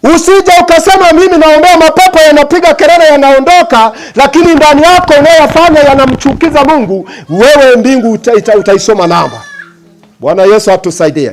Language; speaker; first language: Swahili; native; Swahili